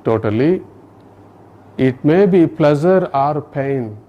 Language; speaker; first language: English; non-native, local second language; Kannada